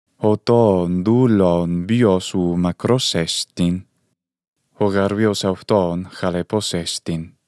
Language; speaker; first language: Greek; non-native, fluent; English